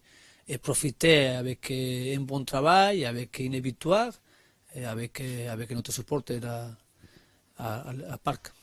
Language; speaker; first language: French; non-native, learner; Spanish